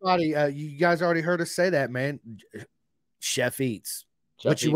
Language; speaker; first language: English; native; English